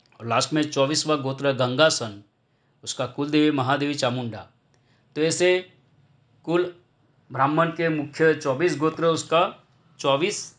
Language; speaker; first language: Hindi; non-native, local second language; Gujarati